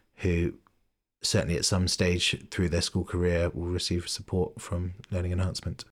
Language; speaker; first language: English; native; English